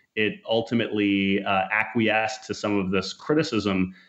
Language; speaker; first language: English; native; English